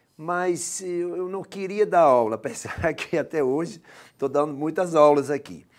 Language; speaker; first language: Portuguese; non-native, fluent; Dutch